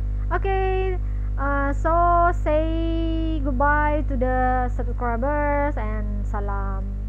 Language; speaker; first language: English; non-native, learner; Indonesian